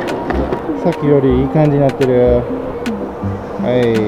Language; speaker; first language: Japanese; non-native, fluent; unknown